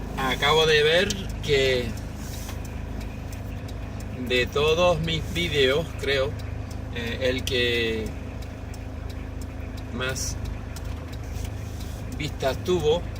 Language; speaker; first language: Spanish; non-native, fluent; English